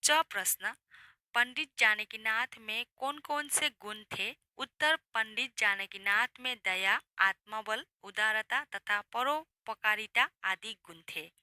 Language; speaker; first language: Hindi; non-native, local second language; Assamese